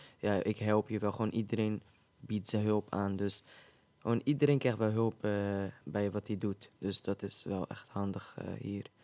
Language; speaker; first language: Dutch; early bilingual, other home language; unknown